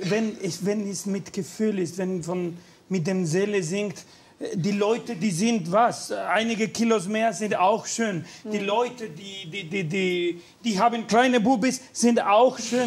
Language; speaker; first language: German; non-native, learner; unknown